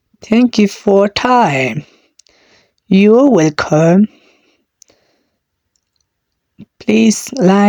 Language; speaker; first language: English; non-native, learner; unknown